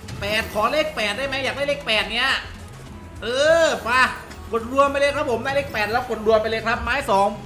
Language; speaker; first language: Thai; native; Thai